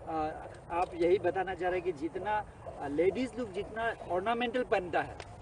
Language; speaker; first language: Hindi; non-native, local second language; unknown